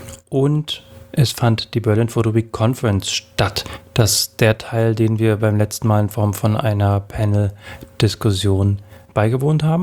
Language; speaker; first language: German; native; German